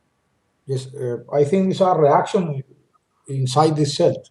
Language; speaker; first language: English; non-native, learner; Spanish